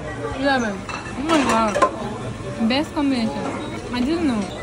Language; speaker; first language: English; non-native, local second language; Assamese